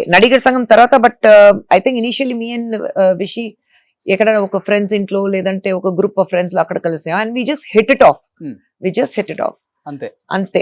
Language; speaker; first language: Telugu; non-native, fluent; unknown